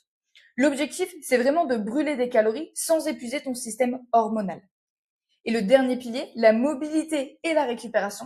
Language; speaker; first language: French; native; French